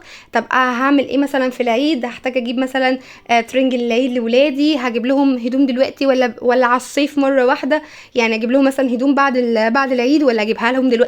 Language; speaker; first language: Arabic; native; Arabic